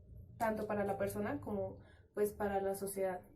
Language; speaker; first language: Spanish; native; Spanish